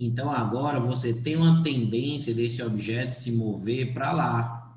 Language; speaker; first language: Portuguese; native; Portuguese